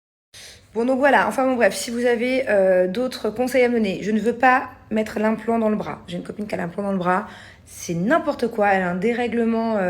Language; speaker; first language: French; native; French